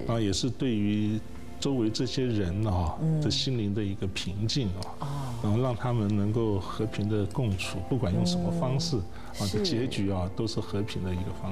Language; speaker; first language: Chinese; native; Chinese